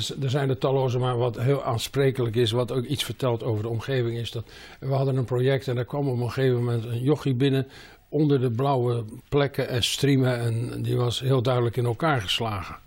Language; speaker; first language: Dutch; native; Dutch